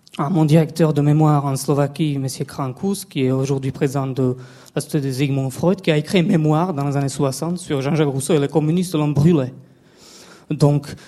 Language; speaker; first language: French; non-native, fluent; Slovak